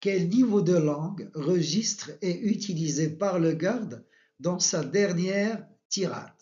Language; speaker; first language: French; non-native, local second language; Arabic